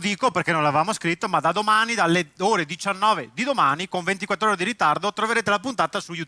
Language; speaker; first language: Italian; native; Italian